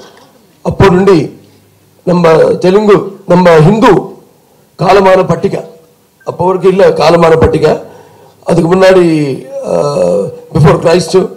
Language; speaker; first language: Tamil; non-native, local second language; Telugu